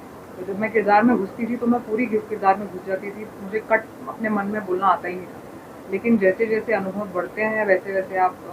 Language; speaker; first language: Hindi; native; Hindi